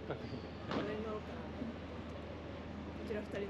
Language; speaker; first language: Japanese; native; Japanese